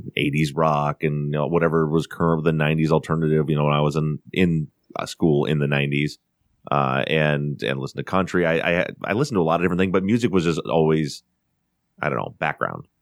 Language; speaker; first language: English; native; English